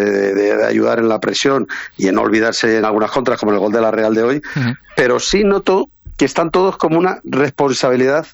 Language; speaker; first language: Spanish; native; Spanish